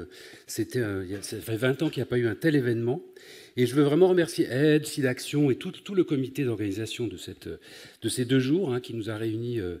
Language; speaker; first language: French; native; French